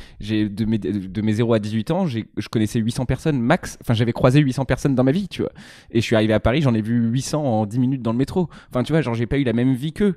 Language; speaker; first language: French; native; French